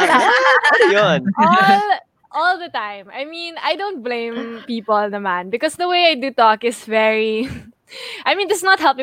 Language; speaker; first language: English; native; English